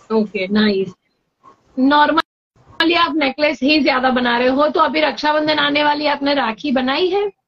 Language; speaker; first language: Hindi; non-native, local second language; Gujarati